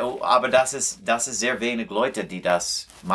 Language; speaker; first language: German; non-native, learner; English